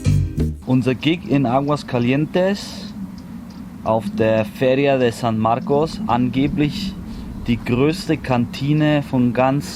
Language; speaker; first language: German; native; German